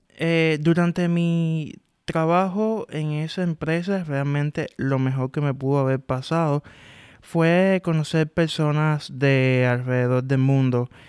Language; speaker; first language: Spanish; native; Spanish